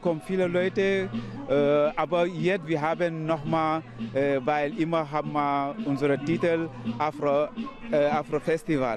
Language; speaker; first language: German; non-native, local second language; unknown